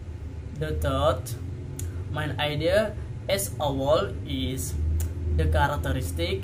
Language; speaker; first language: English; non-native, learner; Indonesian